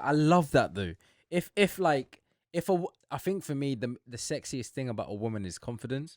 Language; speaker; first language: English; native; English